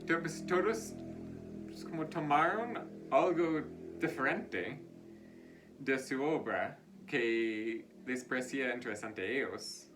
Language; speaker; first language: Spanish; non-native, fluent; English